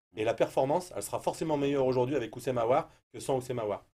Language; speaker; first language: French; native; French